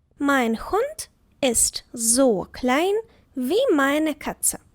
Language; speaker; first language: German; non-native, fluent; Ukrainian